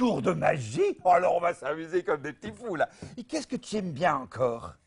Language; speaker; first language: French; native; French